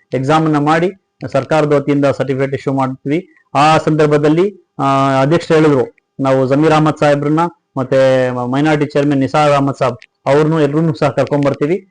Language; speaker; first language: Kannada; non-native, local second language; Urdu